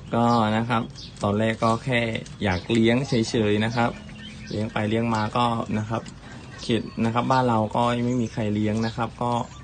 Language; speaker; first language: Thai; native; Thai